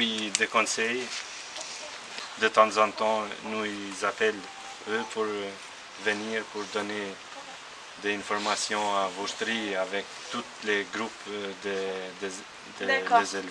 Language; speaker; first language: French; non-native, learner; Albanian